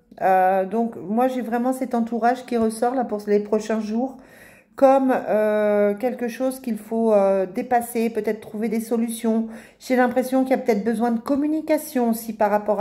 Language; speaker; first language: French; native; French